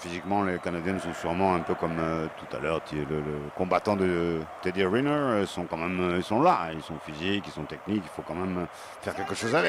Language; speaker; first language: French; native; French